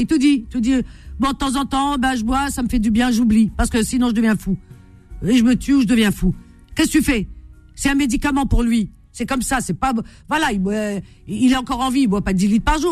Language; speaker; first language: French; native; French